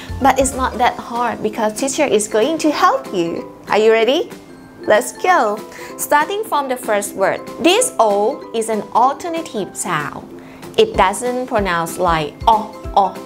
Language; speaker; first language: English; non-native, fluent; Thai